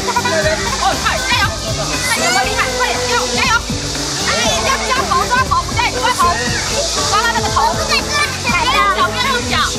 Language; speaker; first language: Chinese; native; Chinese